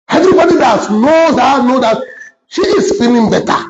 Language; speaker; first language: English; non-native, local second language; Yoruba